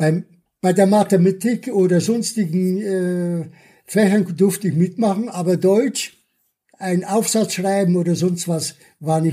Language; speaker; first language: German; early bilingual, other home language; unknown